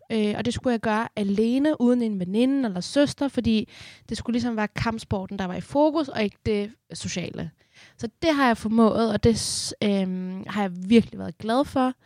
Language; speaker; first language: Danish; early bilingual, other home language; Persian